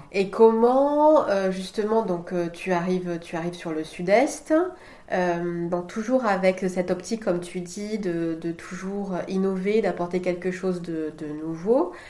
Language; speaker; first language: French; native; French